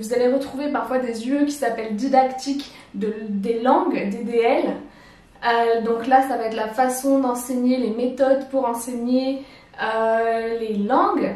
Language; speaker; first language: French; native; French